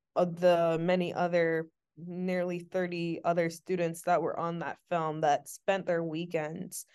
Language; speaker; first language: English; native; English